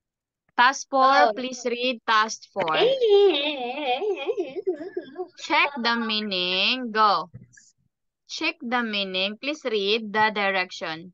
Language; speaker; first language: English; non-native, fluent; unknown